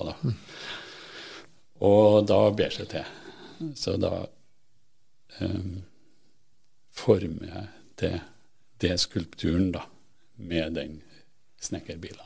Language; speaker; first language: Norwegian; native; Norwegian